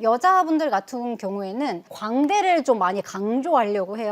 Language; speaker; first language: Korean; non-native, fluent; Kazakh